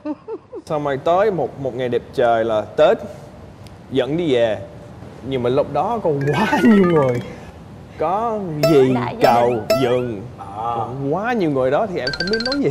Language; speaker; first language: Vietnamese; non-native, fluent; English